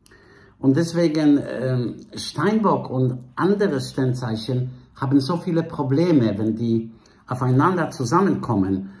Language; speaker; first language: German; non-native, fluent; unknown